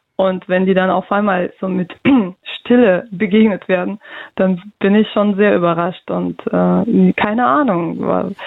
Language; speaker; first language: German; early bilingual, other home language; Russian